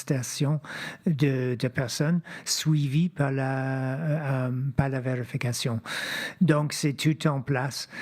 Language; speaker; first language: French; non-native, fluent; English